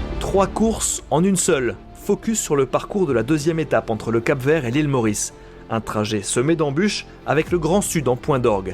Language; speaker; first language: French; native; French